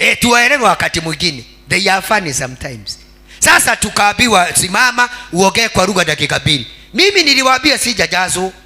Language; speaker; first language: Swahili; non-native, local second language; Kikuyu